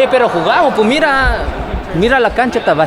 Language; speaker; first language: Spanish; non-native, fluent; Indonesian